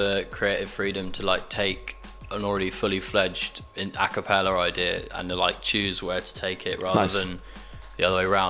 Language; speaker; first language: English; native; English